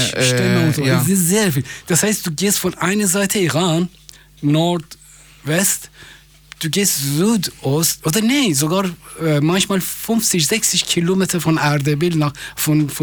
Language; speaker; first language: German; non-native, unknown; Persian